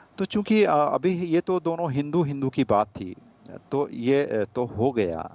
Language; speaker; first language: Hindi; non-native, local second language; Gujarati